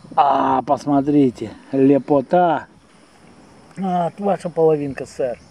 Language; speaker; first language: Russian; native; Russian